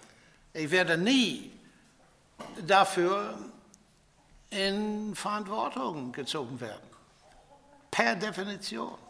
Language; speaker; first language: German; non-native, fluent; English